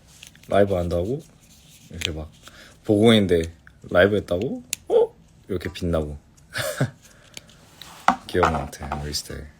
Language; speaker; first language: Korean; early bilingual, heritage; English